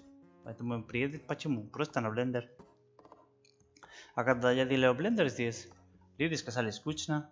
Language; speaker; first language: Russian; non-native, learner; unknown